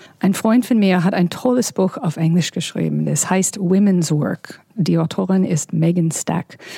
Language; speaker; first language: German; non-native, fluent; English